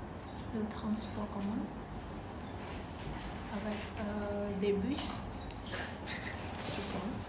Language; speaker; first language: French; non-native, learner; Khmer